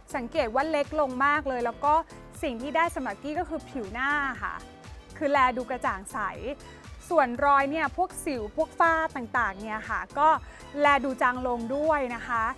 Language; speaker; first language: Thai; native; Thai